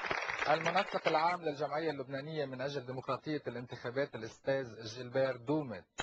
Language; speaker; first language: Arabic; native; Arabic